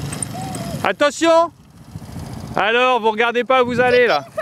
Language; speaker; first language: French; native; French